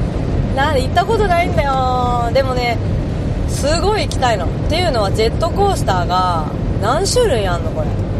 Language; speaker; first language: Japanese; native; Japanese